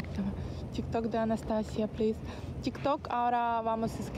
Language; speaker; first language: Spanish; non-native, learner; Ukrainian